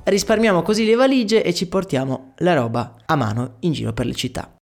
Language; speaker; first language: Italian; native; Italian